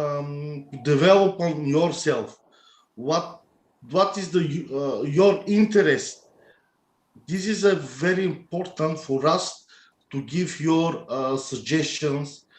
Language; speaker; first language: English; non-native, learner; Bulgarian